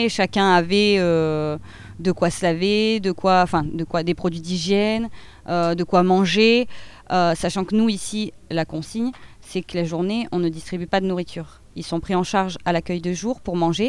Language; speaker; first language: French; native; French